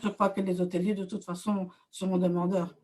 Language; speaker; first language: French; native; French